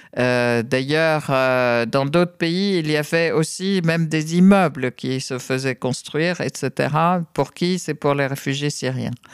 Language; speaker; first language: French; non-native, fluent; Arabic